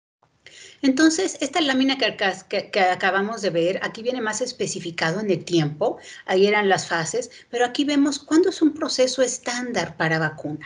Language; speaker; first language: Spanish; native; Spanish